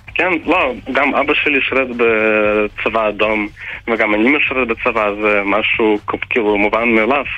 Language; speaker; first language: Hebrew; non-native, fluent; Russian